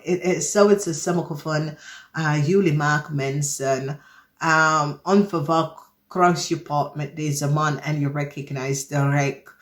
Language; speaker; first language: Dutch; non-native, fluent; English